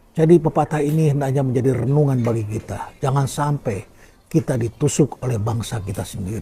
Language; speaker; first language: Indonesian; native; Indonesian